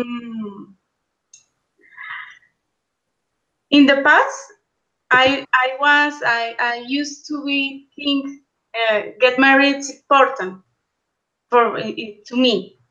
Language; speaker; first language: English; non-native, learner; Spanish